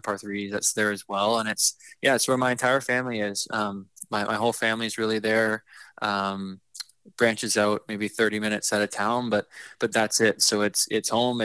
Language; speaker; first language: English; native; English